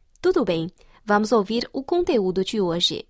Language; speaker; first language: Portuguese; non-native, fluent; Chinese